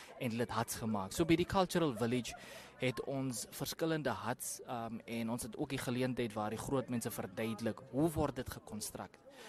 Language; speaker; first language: Afrikaans; non-native, local second language; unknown